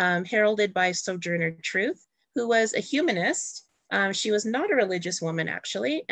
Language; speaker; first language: English; native; English